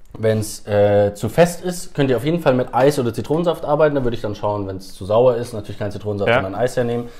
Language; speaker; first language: German; native; German